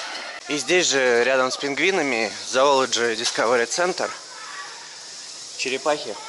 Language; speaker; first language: Russian; native; Russian